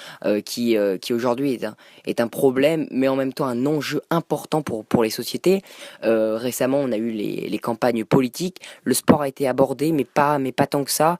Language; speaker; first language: French; native; French